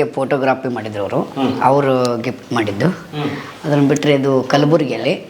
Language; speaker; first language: Kannada; native; Kannada